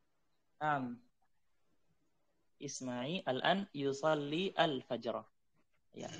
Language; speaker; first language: Arabic; non-native, fluent; Indonesian